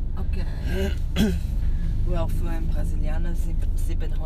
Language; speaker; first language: German; non-native, fluent; Portuguese